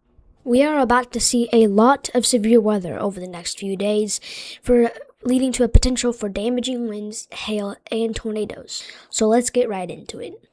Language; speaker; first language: English; native; English